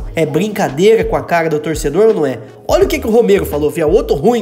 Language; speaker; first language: Portuguese; native; Portuguese